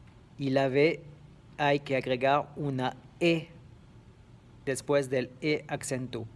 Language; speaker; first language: Spanish; non-native, fluent; French